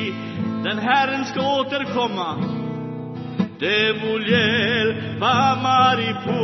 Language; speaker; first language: Swedish; non-native, fluent; Romany